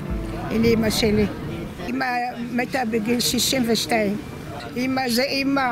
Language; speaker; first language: Hebrew; non-native, fluent; Arabic